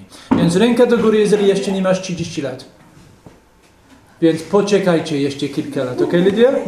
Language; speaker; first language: Polish; non-native, fluent; English